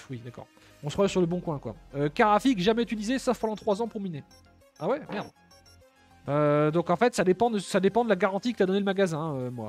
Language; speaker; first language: French; native; French